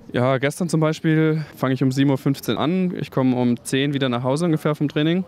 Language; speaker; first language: German; native; German